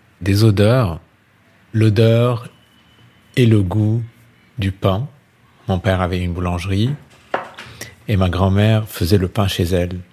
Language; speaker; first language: French; non-native, local second language; Arabic